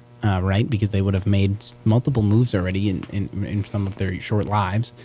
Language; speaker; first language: English; native; English